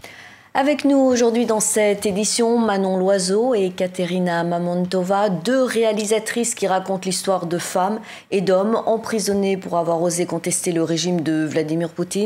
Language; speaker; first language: French; native; French